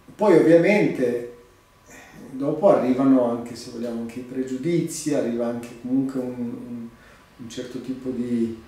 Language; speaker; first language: Italian; non-native, fluent; Albanian